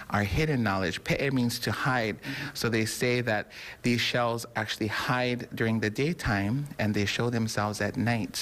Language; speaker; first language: English; native; English